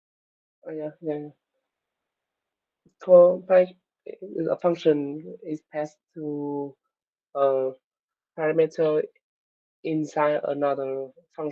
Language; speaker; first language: English; non-native, learner; Vietnamese